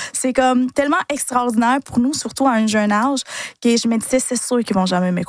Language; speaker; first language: French; early bilingual, other home language; Spanish